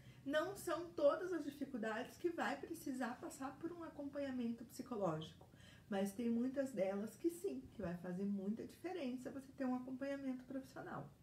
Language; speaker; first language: Portuguese; native; Portuguese